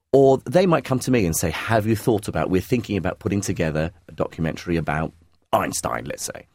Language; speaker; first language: English; early bilingual, other home language; Arabic